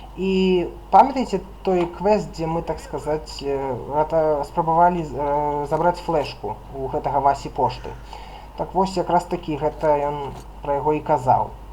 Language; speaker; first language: Belarusian; non-native, local second language; Russian